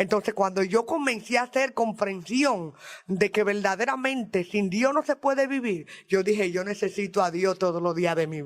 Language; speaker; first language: Spanish; native; Spanish